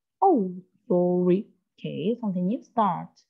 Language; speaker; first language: English; non-native, learner; Korean